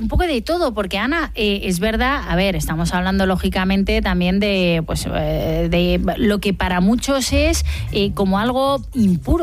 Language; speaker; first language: Spanish; native; Spanish